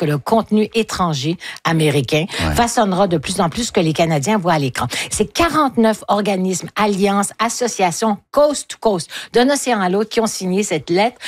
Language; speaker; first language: French; native; French